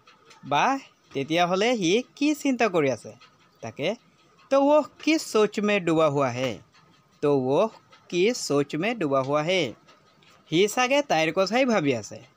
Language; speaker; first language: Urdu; non-native, local second language; Assamese